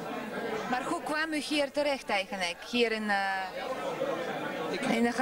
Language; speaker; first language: Dutch; non-native, fluent; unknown